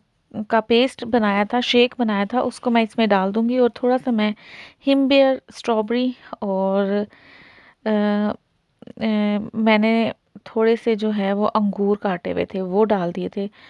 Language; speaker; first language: Hindi; native; Hindi